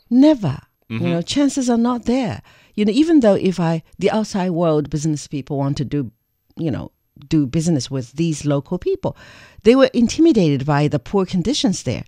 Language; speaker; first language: English; non-native, fluent; Chinese